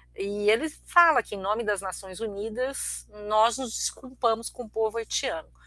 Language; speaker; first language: Portuguese; early bilingual, other home language; Armenian